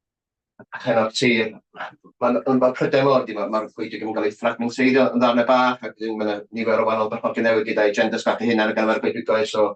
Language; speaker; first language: Welsh; native; Welsh